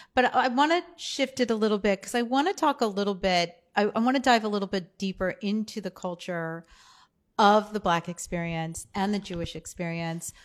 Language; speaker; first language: English; native; English